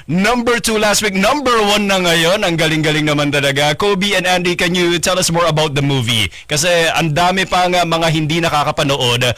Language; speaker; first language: Filipino; native; Filipino